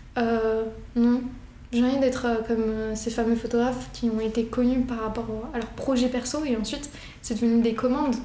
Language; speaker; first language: French; early bilingual, other home language; Arabic